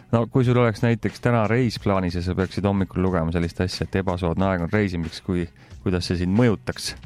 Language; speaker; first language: Estonian; native; Estonian